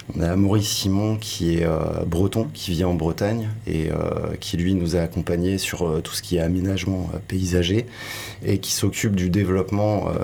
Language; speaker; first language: French; native; French